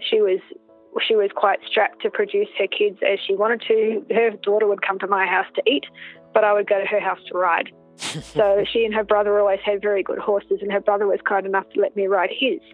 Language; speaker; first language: English; native; English